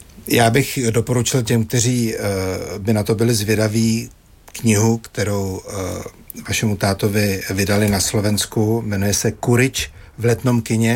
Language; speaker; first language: Czech; native; Czech